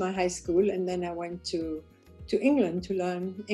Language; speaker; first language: English; non-native, local second language; Kachhi